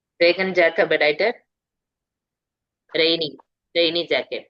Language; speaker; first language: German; non-native, learner; Tamil